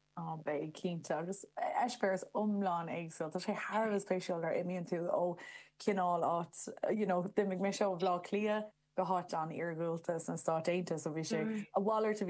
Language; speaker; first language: Irish; non-native, local second language; English